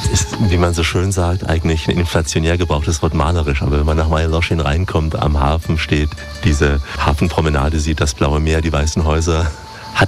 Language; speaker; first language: German; native; German